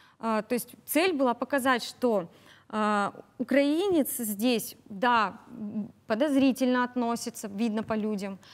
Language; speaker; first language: Russian; native; Russian